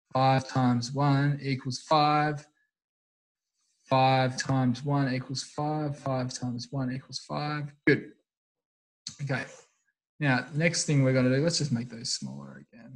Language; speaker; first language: English; native; English